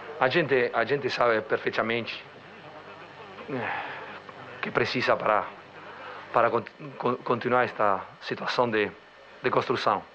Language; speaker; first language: Portuguese; non-native, learner; Spanish